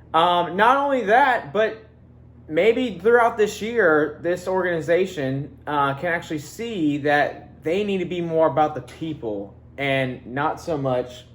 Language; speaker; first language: English; native; English